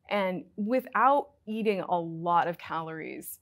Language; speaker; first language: English; native; English